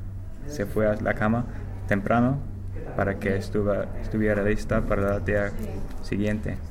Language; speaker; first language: Spanish; non-native, learner; English